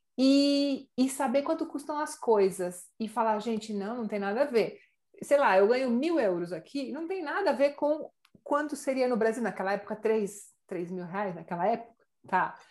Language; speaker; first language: Portuguese; native; Portuguese